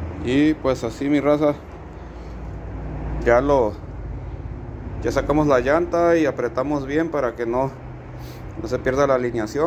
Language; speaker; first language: Spanish; native; Spanish